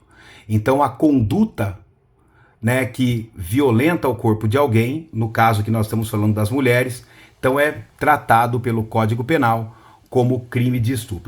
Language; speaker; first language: Portuguese; native; Portuguese